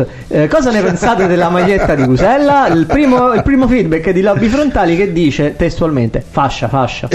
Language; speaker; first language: Italian; native; Italian